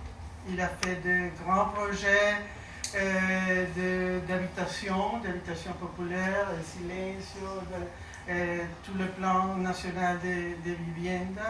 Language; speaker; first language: French; non-native, learner; Spanish